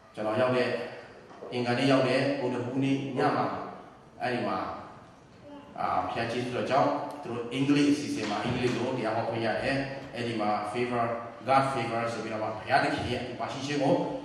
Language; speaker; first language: Burmese; non-native, local second language; Tedim Chin